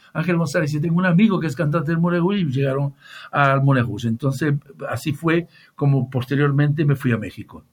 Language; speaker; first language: Spanish; native; Spanish